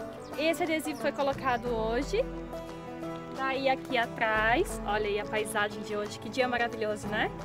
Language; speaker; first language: Portuguese; native; Portuguese